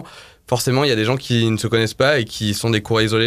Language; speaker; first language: French; native; French